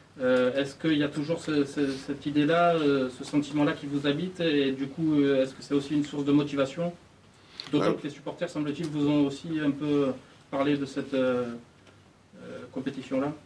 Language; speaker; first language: French; native; French